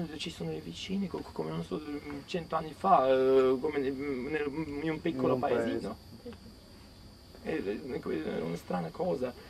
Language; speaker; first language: Italian; non-native, fluent; Serbian